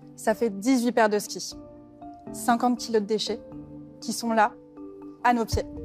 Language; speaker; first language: French; native; French